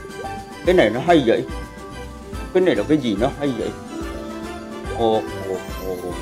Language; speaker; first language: Vietnamese; native; Vietnamese